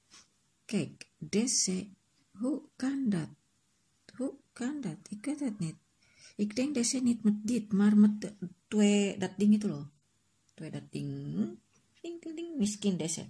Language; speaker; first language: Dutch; non-native, learner; Indonesian